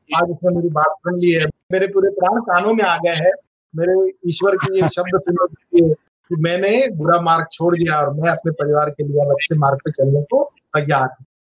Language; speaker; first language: Hindi; non-native, local second language; Marathi